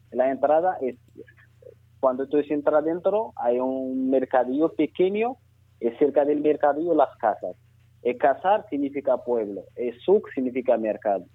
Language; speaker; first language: Spanish; non-native, learner; Arabic